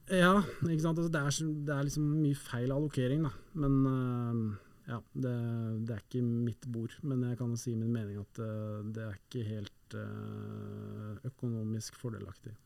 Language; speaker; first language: Norwegian; native; Norwegian